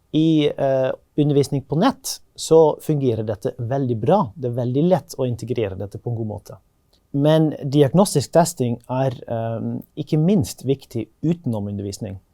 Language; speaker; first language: Norwegian; non-native, fluent; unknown